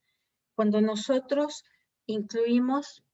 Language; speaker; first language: Spanish; native; Spanish